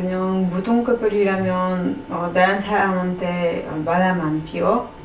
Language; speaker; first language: Korean; non-native, fluent; French